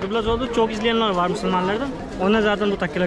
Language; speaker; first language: Turkish; non-native, fluent; Urdu